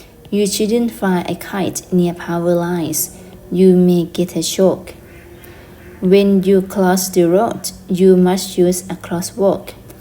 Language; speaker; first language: English; non-native, fluent; Thai